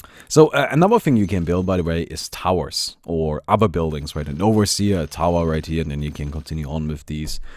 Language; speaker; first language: English; non-native, fluent; German